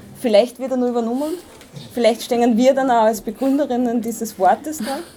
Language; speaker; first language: German; native; German